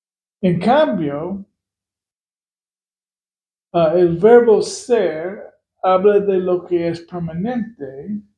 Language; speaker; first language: Spanish; non-native, fluent; English